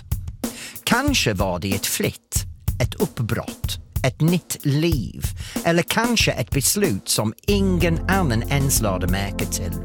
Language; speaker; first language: Swedish; non-native, fluent; English